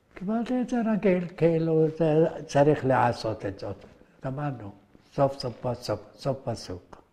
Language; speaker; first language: Hebrew; early bilingual, other home language; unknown